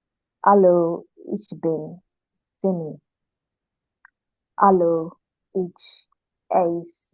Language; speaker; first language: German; non-native, learner; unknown